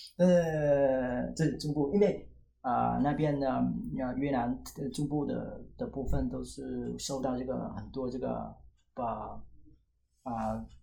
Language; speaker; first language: Chinese; non-native, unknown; Vietnamese